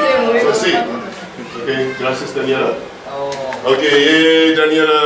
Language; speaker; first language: Spanish; non-native, learner; English